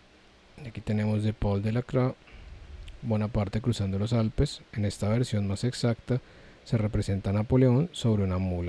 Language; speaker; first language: Spanish; native; Spanish